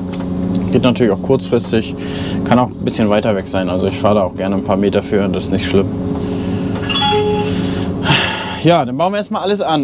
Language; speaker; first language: German; native; German